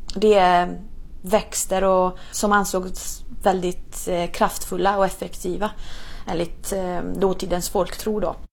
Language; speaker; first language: Swedish; non-native, fluent; Italian